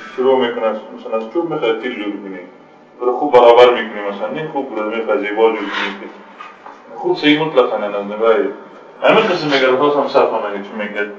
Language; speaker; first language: Persian; native; Persian